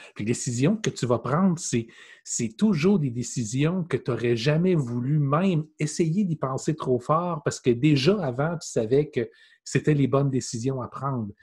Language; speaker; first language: French; native; French